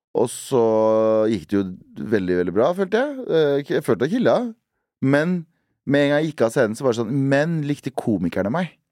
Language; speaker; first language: Norwegian; early bilingual, other home language; Central Kurdish